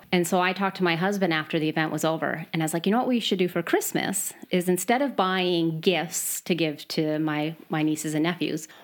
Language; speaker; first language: English; native; English